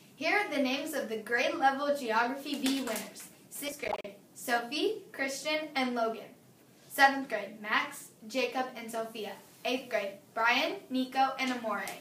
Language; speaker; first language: English; native; English